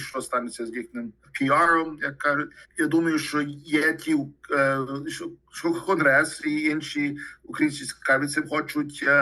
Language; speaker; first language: Ukrainian; early bilingual, heritage; Ukrainian